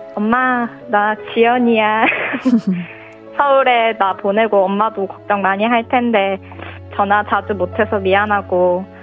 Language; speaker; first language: Korean; native; Korean